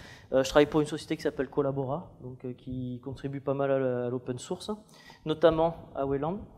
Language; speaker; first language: French; native; French